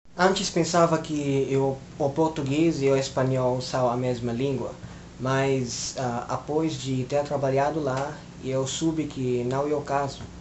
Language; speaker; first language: Portuguese; non-native, fluent; Filipino